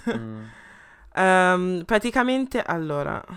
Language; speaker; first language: Italian; early bilingual, other home language; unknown